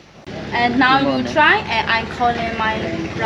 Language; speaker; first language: English; non-native, learner; Burmese